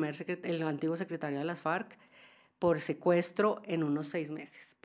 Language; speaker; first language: Spanish; native; Spanish